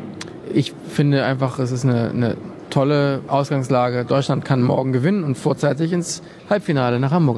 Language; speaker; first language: German; native; German